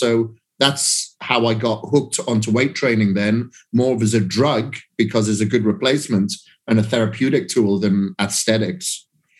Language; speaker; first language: English; native; English